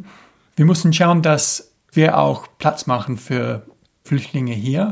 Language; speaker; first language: German; non-native, fluent; English